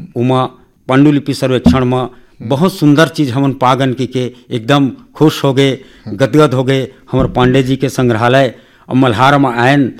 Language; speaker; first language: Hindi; non-native, local second language; Chhattisgarhi